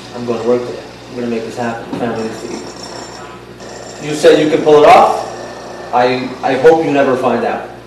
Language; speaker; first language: English; non-native, fluent; Yiddish